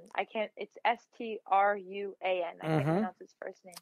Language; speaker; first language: English; native; English